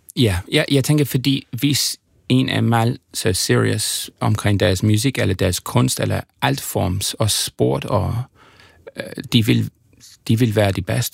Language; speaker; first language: Danish; non-native, fluent; English